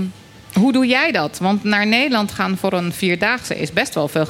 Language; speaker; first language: Dutch; native; Dutch